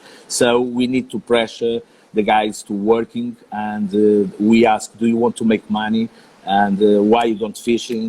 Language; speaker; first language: English; non-native, learner; Portuguese